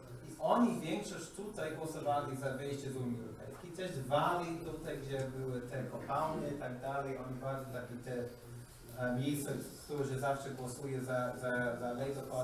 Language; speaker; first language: Polish; non-native, learner; English